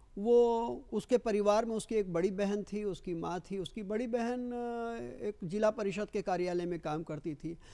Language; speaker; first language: Hindi; native; Hindi